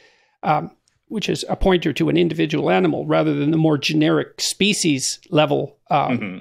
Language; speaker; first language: English; native; English